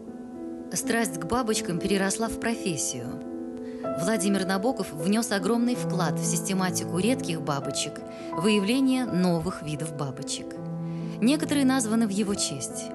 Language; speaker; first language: Russian; native; Russian